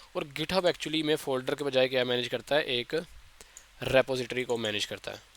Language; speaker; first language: Urdu; native; Urdu